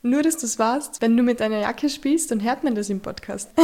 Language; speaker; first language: German; native; German